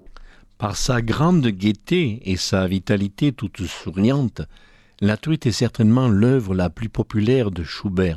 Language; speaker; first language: French; native; French